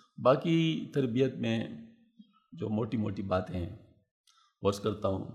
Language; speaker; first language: Urdu; non-native, local second language; Pashto